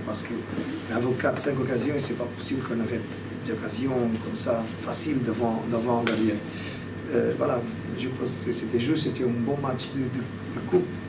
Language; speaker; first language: French; non-native, fluent; Portuguese